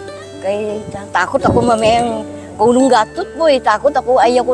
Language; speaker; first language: Filipino; non-native, learner; Vietnamese